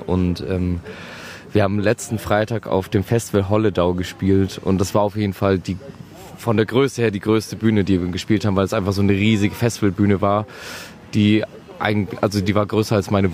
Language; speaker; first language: German; native; German